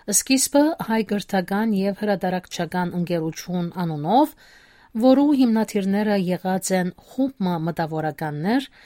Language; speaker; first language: Armenian; native; Armenian